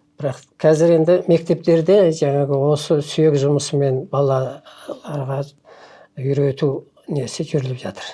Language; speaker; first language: Kazakh; early bilingual, heritage; Kazakh